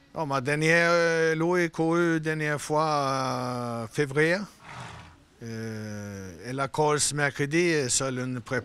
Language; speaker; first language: French; non-native, learner; Swedish